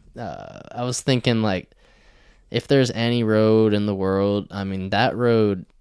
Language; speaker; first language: English; native; English